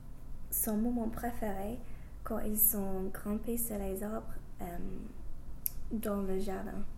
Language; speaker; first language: French; non-native, learner; English